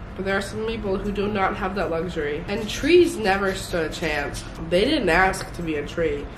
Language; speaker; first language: English; native; English